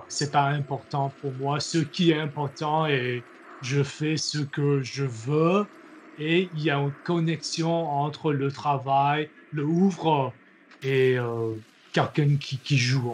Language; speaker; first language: French; non-native, learner; English